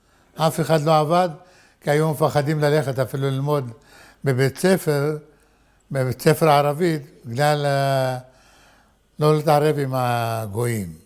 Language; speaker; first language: Hebrew; non-native, fluent; Arabic